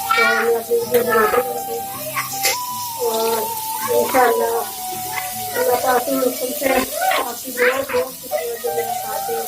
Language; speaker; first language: Hindi; non-native, local second language; Punjabi